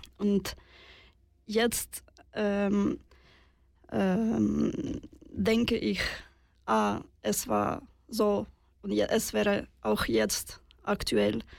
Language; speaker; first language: German; non-native, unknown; Russian